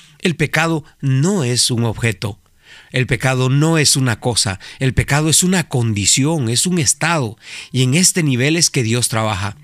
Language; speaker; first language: Spanish; native; Spanish